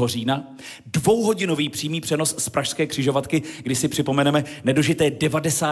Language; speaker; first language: Czech; native; Czech